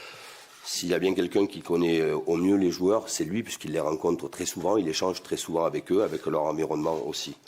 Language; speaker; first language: French; native; French